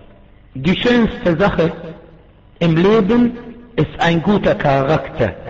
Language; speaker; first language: German; non-native, fluent; Arabic